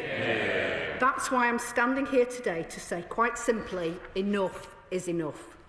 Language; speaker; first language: English; native; English